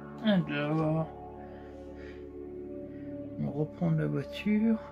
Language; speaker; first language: French; native; French